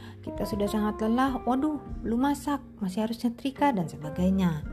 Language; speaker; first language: Indonesian; native; Indonesian